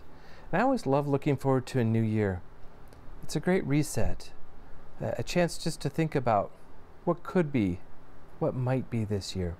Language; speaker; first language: English; native; English